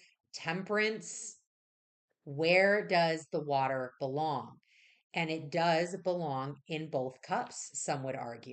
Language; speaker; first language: English; native; English